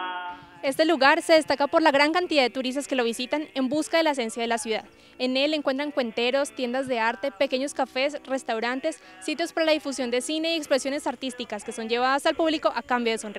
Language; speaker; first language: Spanish; native; Spanish